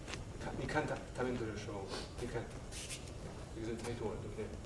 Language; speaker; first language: Chinese; non-native, learner; French